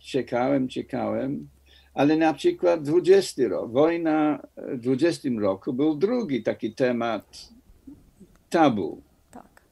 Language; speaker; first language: Polish; non-native, fluent; English